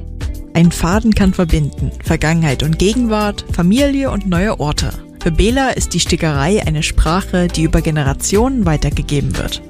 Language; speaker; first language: German; native; German